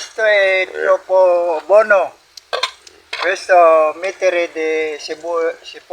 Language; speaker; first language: Italian; non-native, learner; Filipino